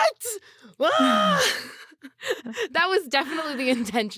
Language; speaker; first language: English; native; English